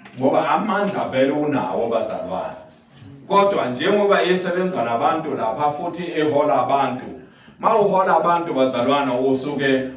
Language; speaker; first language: Zulu; non-native, local second language; Southern Sotho